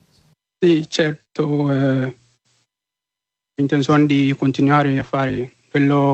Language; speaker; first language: Italian; non-native, learner; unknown